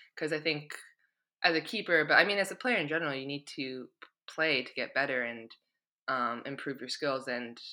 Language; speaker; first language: English; native; English